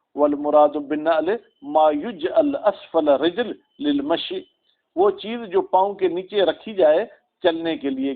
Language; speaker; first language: Urdu; non-native, local second language; Sindhi